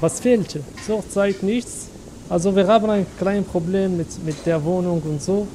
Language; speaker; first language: German; non-native, learner; Arabic